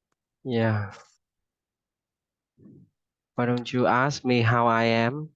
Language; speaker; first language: English; non-native, fluent; Vietnamese